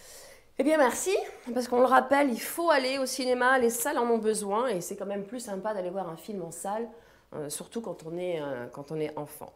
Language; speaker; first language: French; native; French